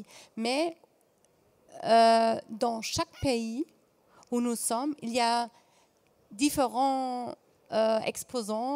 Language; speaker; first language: French; non-native, fluent; German